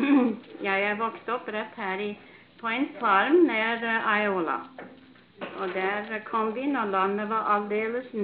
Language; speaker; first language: Norwegian; early bilingual, heritage; Norwegian